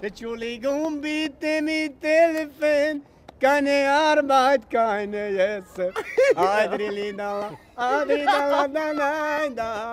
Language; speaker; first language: German; non-native, learner; Spanish